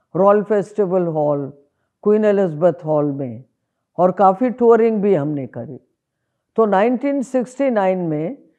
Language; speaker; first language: Hindi; native; Hindi